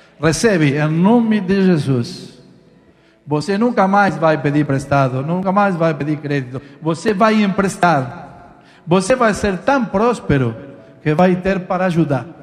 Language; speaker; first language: Portuguese; non-native, fluent; Spanish